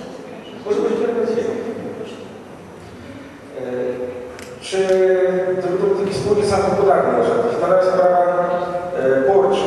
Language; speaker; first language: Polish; non-native, learner; Russian